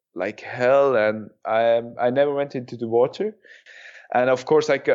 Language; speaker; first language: English; non-native, fluent; German